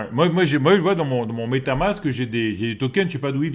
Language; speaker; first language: French; native; French